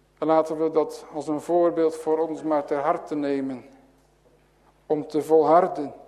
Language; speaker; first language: Dutch; native; Dutch